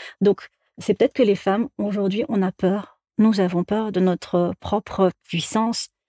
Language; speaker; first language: French; native; French